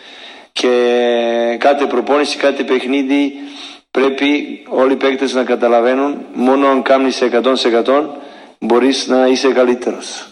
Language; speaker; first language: Greek; non-native, learner; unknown